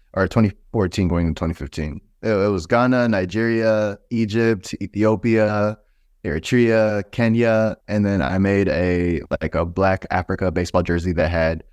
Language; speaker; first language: English; native; English